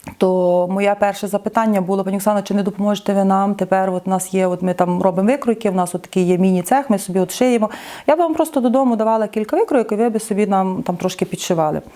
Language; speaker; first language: Ukrainian; native; Ukrainian